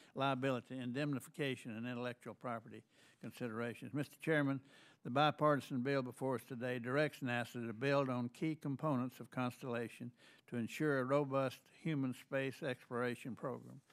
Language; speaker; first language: English; native; English